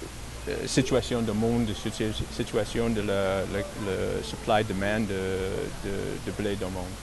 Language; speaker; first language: French; non-native, learner; English